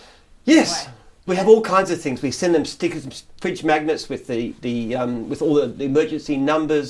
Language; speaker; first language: English; native; English